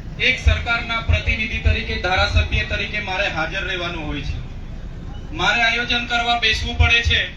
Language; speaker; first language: Gujarati; non-native, local second language; Vasavi